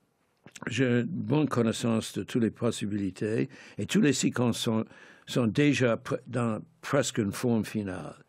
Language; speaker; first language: French; non-native, fluent; English